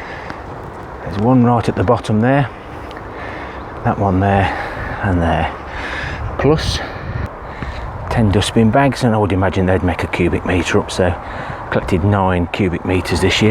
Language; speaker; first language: English; native; English